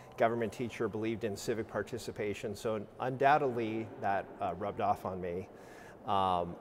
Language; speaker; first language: English; native; English